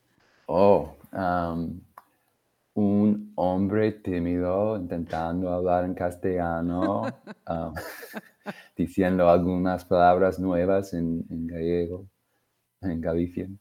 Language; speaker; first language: Spanish; non-native, fluent; English